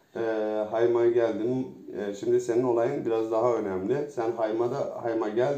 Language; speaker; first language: Turkish; native; Turkish